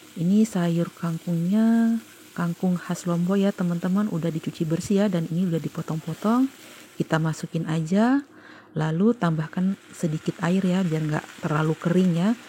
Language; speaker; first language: Indonesian; native; Indonesian